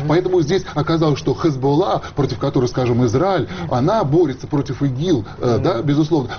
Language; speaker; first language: Russian; native; Russian